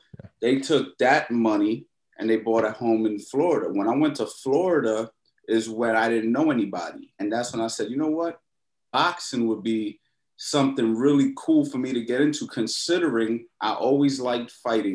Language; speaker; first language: English; native; English